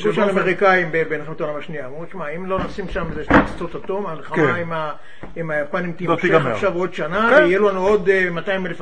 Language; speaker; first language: Hebrew; native; Hebrew